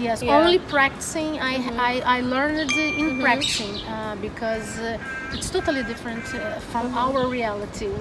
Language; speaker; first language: English; non-native, learner; Portuguese